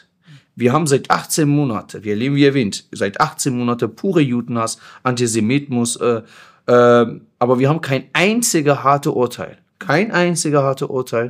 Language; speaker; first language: German; non-native, fluent; Persian